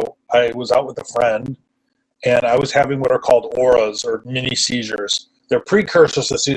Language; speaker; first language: English; native; English